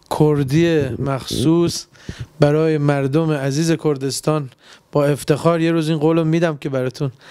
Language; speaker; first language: Persian; native; Persian